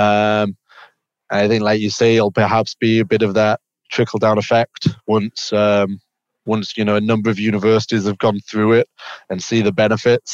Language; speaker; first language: English; native; English